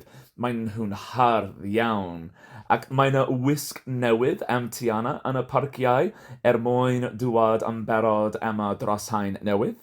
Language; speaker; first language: Welsh; non-native, learner; English